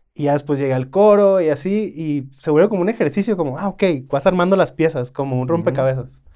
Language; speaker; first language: Spanish; native; Spanish